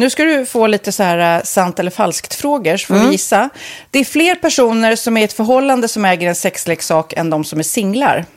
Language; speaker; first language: Swedish; native; Swedish